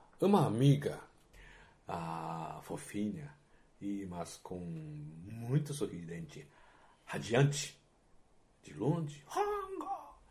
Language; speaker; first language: Portuguese; non-native, fluent; Japanese